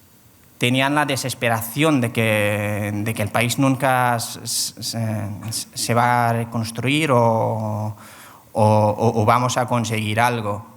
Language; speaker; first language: Spanish; non-native, fluent; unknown